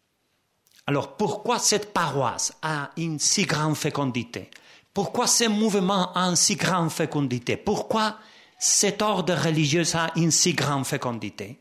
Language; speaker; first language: French; non-native, fluent; Spanish